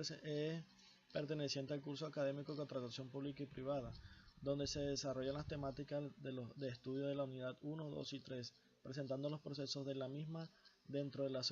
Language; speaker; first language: Spanish; native; Spanish